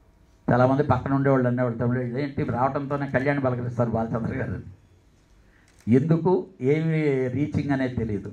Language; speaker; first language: Telugu; native; Telugu